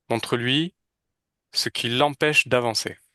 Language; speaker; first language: French; native; French